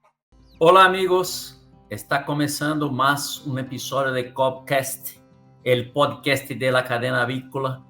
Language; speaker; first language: Spanish; non-native, learner; Portuguese